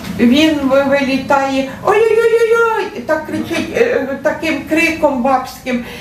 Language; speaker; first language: Ukrainian; native; Ukrainian